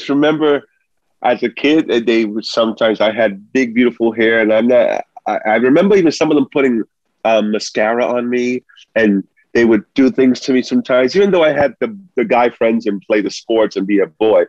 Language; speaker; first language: English; early bilingual, other home language; Spanish